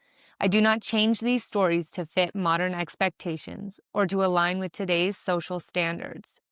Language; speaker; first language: English; native; English